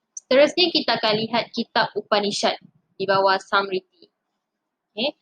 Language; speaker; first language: Malay; non-native, local second language; Tamil